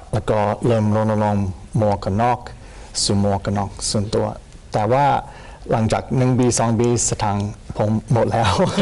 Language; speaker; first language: Thai; non-native, learner; English